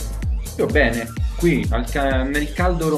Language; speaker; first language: Italian; native; Italian